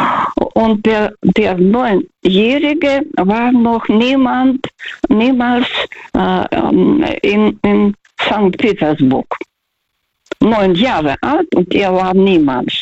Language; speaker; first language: German; non-native, fluent; Russian